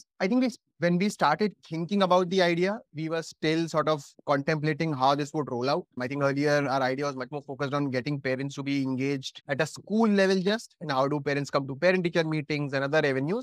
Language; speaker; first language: English; non-native, local second language; Hindi